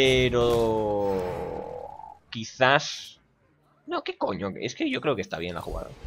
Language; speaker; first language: Spanish; native; Spanish